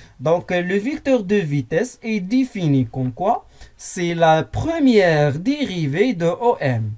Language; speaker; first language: French; non-native, local second language; Arabic